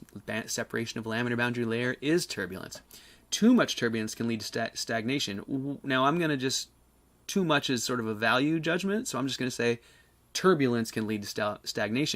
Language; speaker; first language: English; native; English